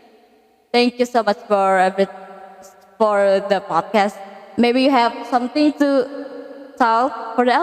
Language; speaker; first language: English; non-native, learner; Indonesian